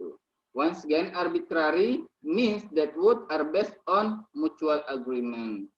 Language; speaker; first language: English; non-native, learner; Indonesian